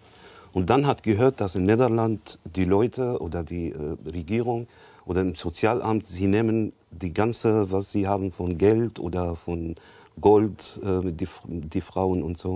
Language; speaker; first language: German; non-native, learner; Arabic